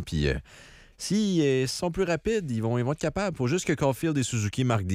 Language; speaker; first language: French; native; French